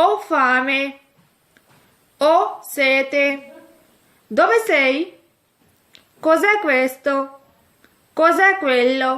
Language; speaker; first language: Italian; non-native, fluent; Urdu